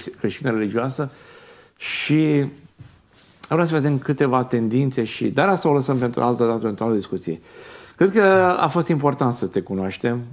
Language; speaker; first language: Romanian; native; Romanian